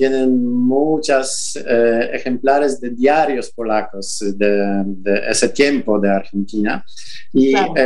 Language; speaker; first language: Spanish; non-native, fluent; Polish